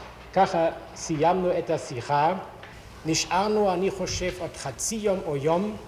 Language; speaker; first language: Hebrew; non-native, fluent; German